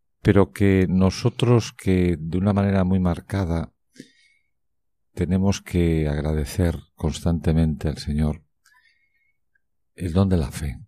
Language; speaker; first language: Spanish; native; Spanish